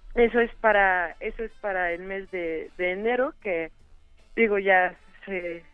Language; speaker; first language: Spanish; non-native, fluent; French